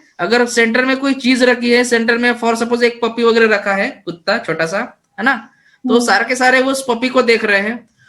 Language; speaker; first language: Hindi; non-native, local second language; Marathi